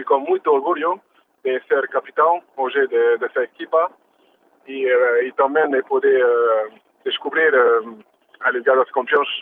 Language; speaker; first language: Portuguese; early bilingual, heritage; French